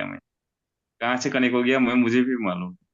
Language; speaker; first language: Hindi; non-native, learner; Nepali